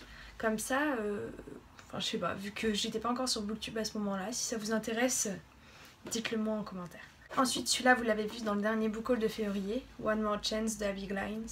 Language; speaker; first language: French; native; French